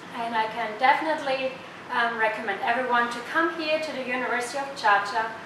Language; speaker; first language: English; non-native, fluent; German